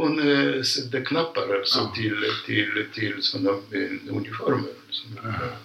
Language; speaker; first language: Swedish; non-native, fluent; Polish